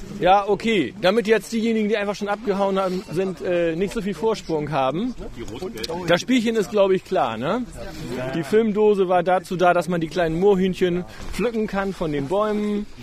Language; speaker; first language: German; native; German